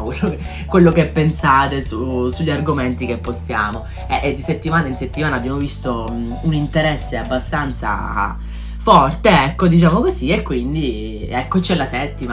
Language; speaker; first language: Italian; native; Italian